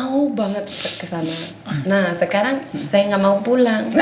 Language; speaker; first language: Indonesian; non-native, fluent; Spanish